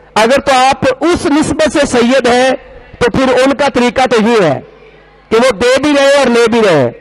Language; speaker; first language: Urdu; non-native, local second language; Punjabi